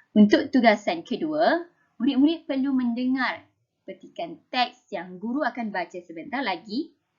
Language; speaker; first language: Malay; native; Malay